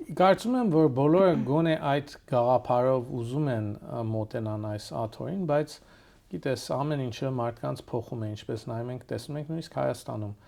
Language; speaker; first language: Armenian; early bilingual, heritage; Armenian